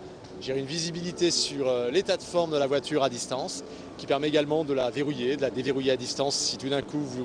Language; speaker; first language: French; native; French